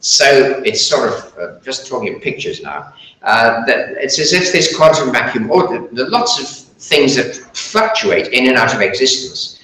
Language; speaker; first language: English; native; English